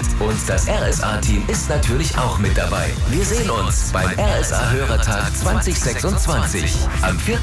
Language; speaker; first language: German; native; German